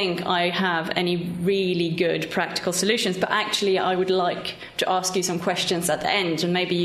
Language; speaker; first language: English; non-native, fluent; Swedish